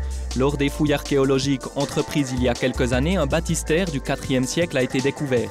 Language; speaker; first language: French; native; French